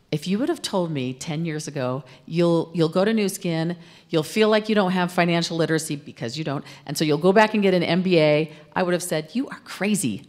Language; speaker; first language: English; native; English